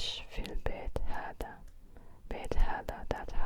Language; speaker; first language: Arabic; non-native, learner; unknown